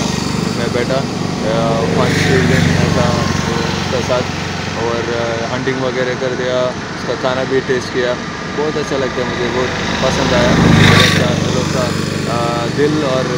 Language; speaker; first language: Hindi; non-native, local second language; Malayalam